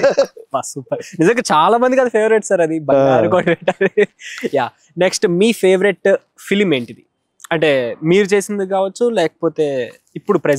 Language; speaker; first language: Telugu; native; Telugu